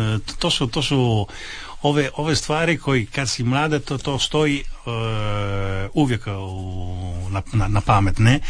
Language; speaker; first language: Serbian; early bilingual, heritage; Italian